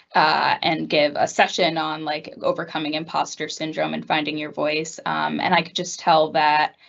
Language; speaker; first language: English; native; English